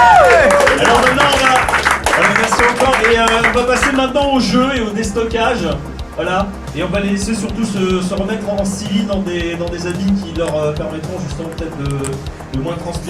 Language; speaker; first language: French; native; French